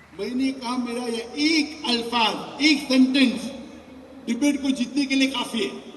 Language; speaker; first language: Urdu; non-native, local second language; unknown